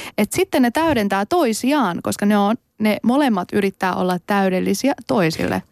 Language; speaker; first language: Finnish; early bilingual, other home language; Persian